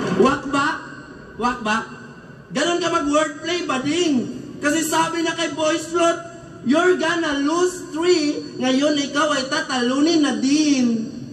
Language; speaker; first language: Filipino; non-native, local second language; Cebuano